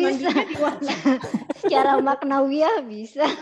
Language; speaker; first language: Indonesian; native; Indonesian